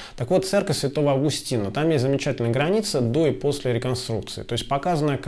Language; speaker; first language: Russian; native; Russian